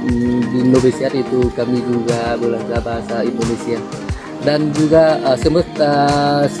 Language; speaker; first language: Indonesian; non-native, learner; Vietnamese